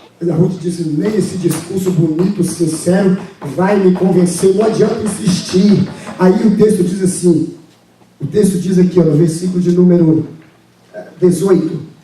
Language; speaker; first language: Portuguese; native; Portuguese